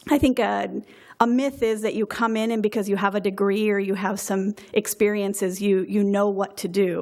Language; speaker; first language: English; native; English